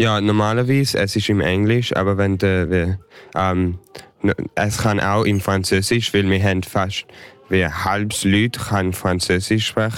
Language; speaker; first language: German; early bilingual, heritage; English